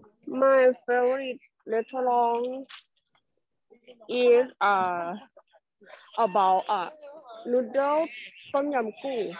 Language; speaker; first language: English; non-native, learner; Thai